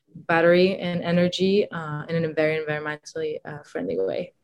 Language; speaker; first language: English; non-native, fluent; Italian